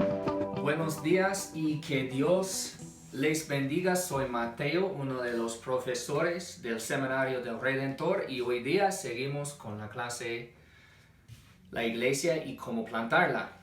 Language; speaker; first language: Spanish; non-native, fluent; English